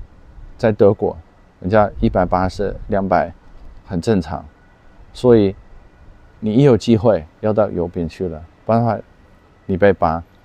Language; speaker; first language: Chinese; non-native, fluent; Dutch